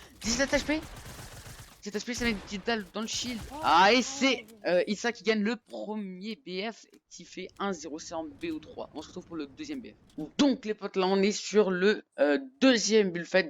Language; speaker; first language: French; native; French